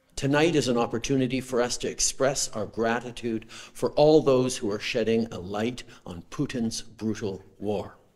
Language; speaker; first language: English; early bilingual, other home language; French